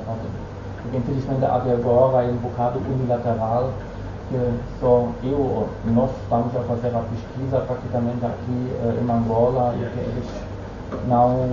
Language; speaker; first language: Portuguese; non-native, fluent; Dutch